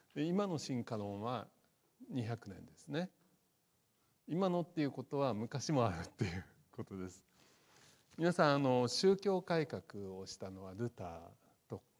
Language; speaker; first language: Japanese; native; Japanese